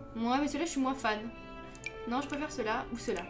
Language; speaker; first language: French; native; French